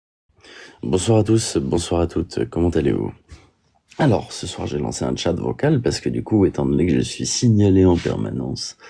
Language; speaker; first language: French; native; French